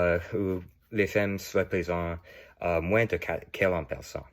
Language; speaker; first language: French; non-native, learner; English